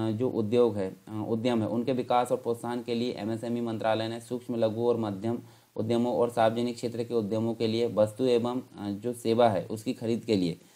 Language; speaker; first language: Hindi; native; Hindi